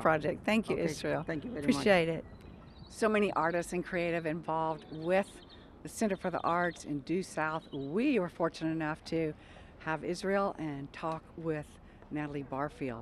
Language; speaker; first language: English; native; English